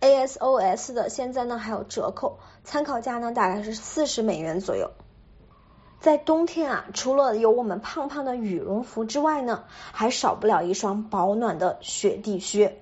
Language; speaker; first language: Chinese; native; Chinese